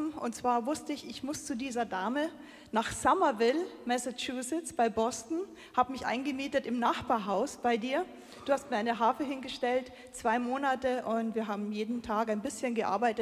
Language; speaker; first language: German; native; German